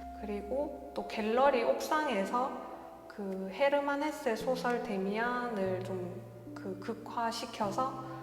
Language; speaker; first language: Korean; native; Korean